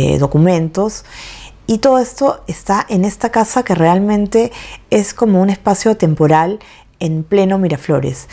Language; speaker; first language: Spanish; native; Spanish